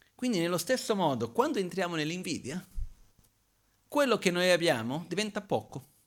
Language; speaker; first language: Italian; non-native, fluent; Portuguese